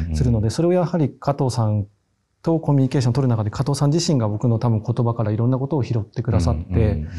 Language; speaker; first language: Japanese; native; Japanese